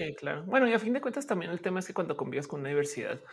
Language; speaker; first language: Spanish; native; Spanish